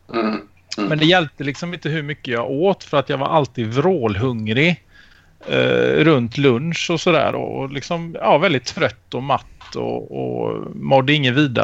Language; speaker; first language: Swedish; native; Swedish